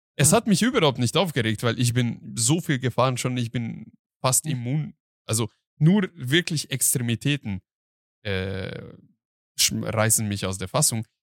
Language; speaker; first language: German; non-native, fluent; Hungarian